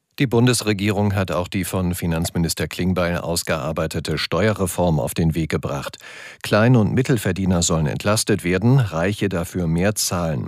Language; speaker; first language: German; native; German